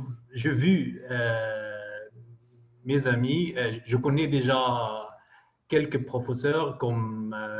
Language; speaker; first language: French; non-native, fluent; Arabic